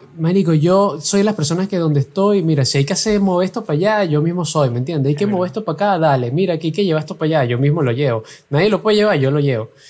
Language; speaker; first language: Spanish; native; Spanish